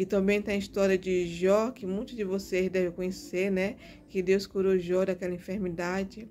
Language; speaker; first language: Portuguese; native; Portuguese